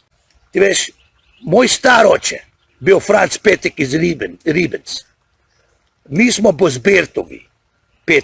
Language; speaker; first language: Slovenian; early bilingual, heritage; Slovenian